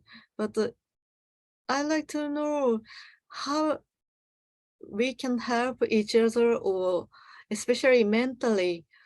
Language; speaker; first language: English; non-native, learner; Japanese